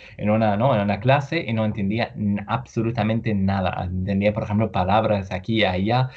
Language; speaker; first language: Spanish; non-native, fluent; Arabic